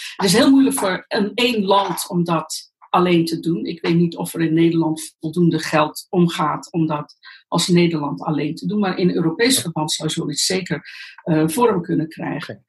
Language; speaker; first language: Dutch; native; Dutch